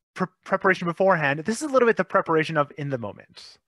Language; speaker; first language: English; native; English